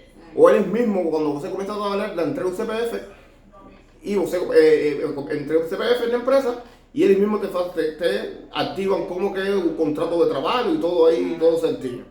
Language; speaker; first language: Portuguese; non-native, learner; Spanish